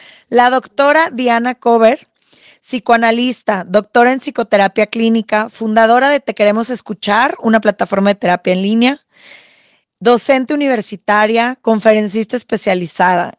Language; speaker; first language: Spanish; native; Spanish